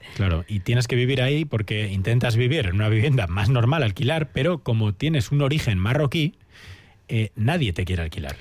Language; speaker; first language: Spanish; native; Spanish